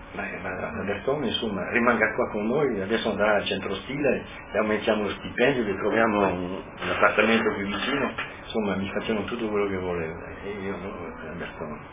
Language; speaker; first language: Italian; non-native, local second language; Friulian